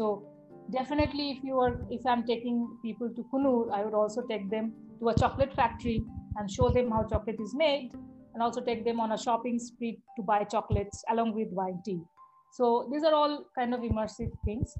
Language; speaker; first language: English; non-native, local second language; Bangla